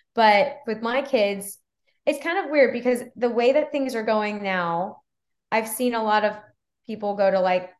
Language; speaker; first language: English; native; English